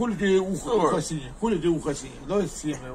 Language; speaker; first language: Russian; native; Russian